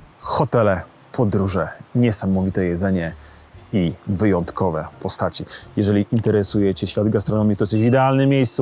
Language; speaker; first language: Polish; native; Polish